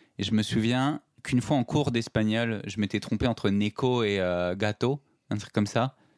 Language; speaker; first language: French; native; French